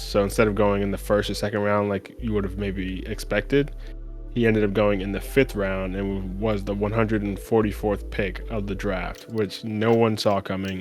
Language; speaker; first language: English; native; English